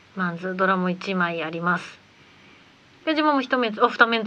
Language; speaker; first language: Japanese; native; Japanese